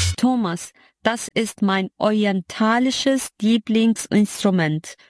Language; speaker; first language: German; non-native, fluent; Arabic